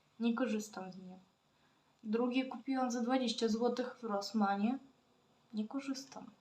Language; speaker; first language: Polish; non-native, learner; Ukrainian